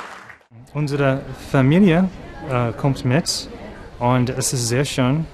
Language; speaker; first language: German; non-native, learner; English